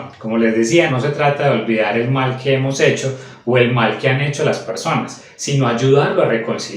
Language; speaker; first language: Spanish; native; Spanish